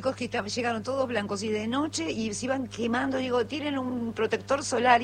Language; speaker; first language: Spanish; native; Spanish